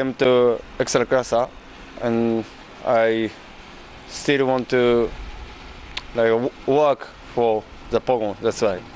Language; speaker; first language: English; non-native, learner; Japanese